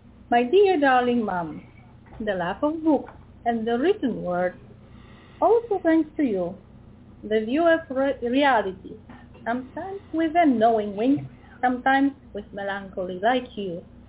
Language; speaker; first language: English; non-native, learner; Polish